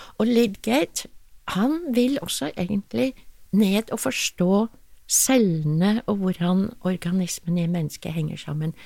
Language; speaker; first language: Norwegian; non-native, fluent; English